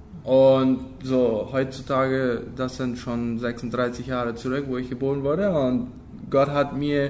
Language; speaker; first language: German; non-native, local second language; Low German